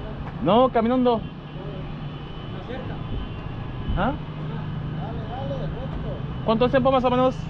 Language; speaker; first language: Spanish; non-native, learner; French